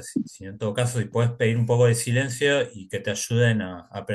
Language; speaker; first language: Spanish; native; Spanish